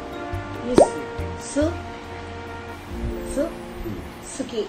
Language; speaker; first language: Japanese; non-native, learner; Filipino